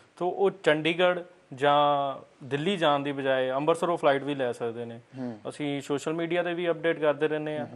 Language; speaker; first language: Punjabi; native; Punjabi